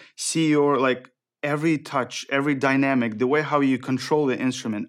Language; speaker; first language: English; non-native, fluent; Ukrainian